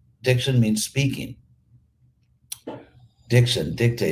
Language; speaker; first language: English; native; English